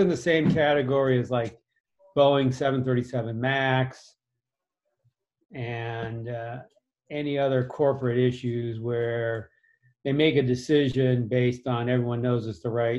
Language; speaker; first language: English; native; English